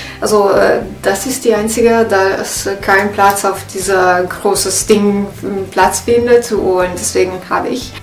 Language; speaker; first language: German; non-native, learner; Italian